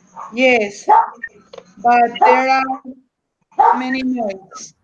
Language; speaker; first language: English; non-native, learner; Spanish